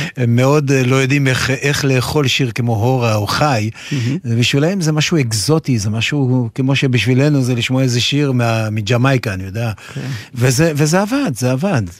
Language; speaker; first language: Hebrew; non-native, fluent; French